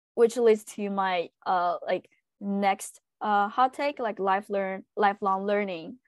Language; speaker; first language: English; non-native, fluent; Chinese